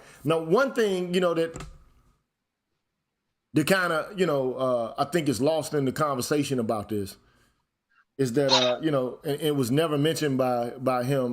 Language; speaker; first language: English; native; English